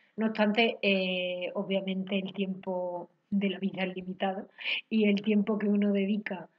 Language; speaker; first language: Spanish; native; Spanish